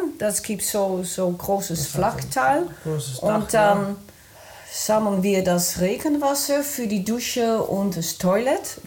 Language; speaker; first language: German; non-native, learner; Dutch